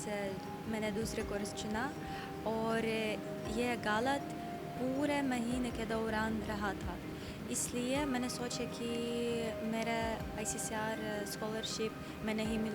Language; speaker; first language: Hindi; non-native, learner; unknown